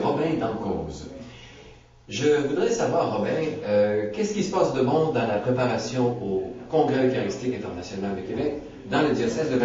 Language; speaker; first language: French; native; French